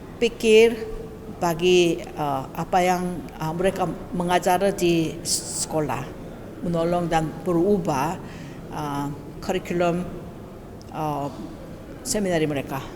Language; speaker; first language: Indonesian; non-native, learner; Korean